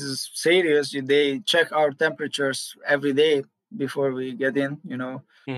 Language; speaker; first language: English; non-native, learner; Hungarian